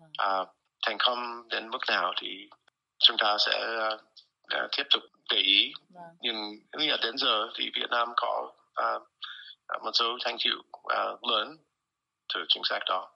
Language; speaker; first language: Vietnamese; non-native, fluent; English